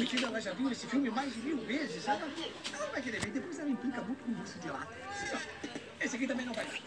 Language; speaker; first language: Portuguese; native; Portuguese